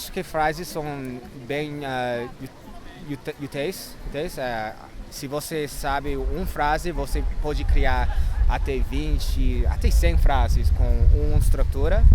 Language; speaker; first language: Portuguese; non-native, learner; English